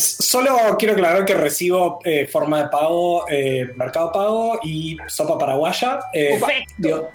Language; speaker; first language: Spanish; native; Spanish